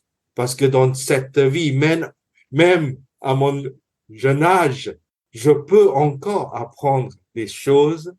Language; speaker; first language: French; non-native, fluent; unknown